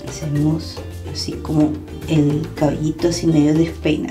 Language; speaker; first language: Spanish; native; Spanish